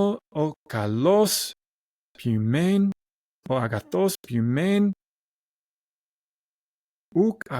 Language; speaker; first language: Greek; non-native, learner; English